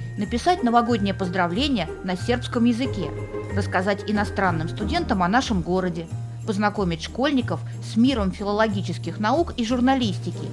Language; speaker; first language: Russian; native; Russian